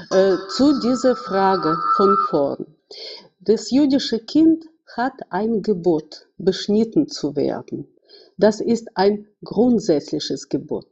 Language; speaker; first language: German; non-native, fluent; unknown